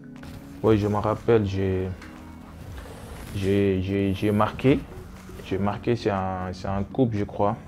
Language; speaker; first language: French; non-native, local second language; Wolof